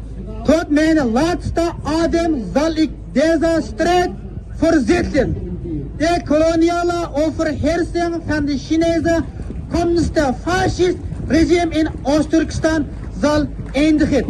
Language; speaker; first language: Dutch; non-native, fluent; Uyghur